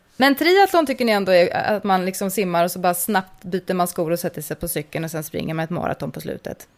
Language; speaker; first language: Swedish; native; Swedish